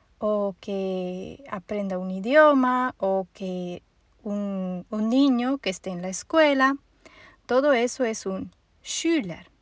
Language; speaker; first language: Spanish; non-native, fluent; German